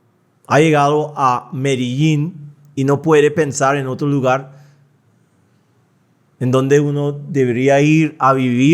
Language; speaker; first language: Spanish; non-native, fluent; English